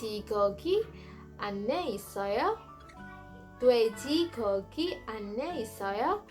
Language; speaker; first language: Korean; non-native, learner; Indonesian